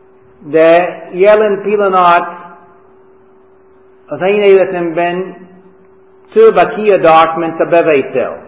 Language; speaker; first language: Hungarian; non-native, learner; English